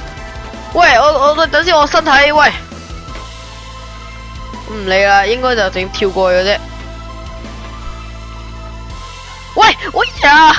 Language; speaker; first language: Chinese; native; Chinese